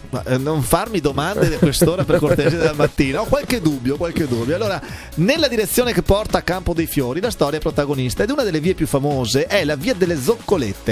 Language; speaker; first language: Italian; native; Italian